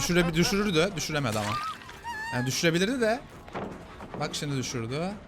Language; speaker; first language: Turkish; native; Turkish